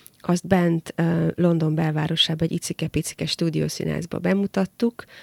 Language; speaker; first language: Hungarian; native; Hungarian